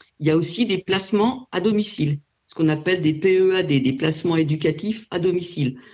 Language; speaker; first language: French; native; French